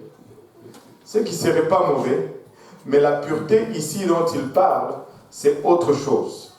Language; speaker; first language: French; non-native, local second language; Swahili